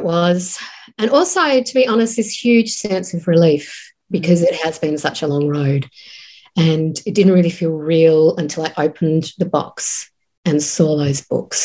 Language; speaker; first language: English; native; English